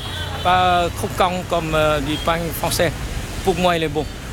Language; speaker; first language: French; non-native, fluent; Vietnamese